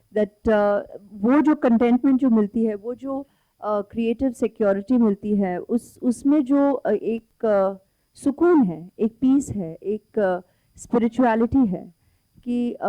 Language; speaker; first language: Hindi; non-native, local second language; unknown